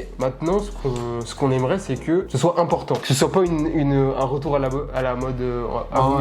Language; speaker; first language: French; native; French